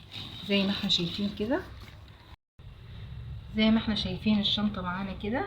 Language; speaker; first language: Arabic; native; Arabic